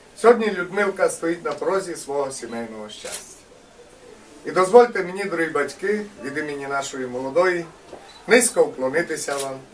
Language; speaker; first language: Ukrainian; native; Ukrainian